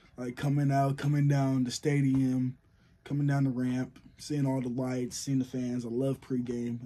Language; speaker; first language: English; native; English